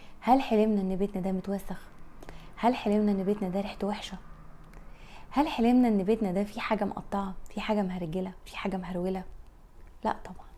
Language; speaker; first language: Arabic; native; Arabic